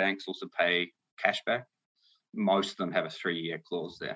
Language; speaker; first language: English; native; English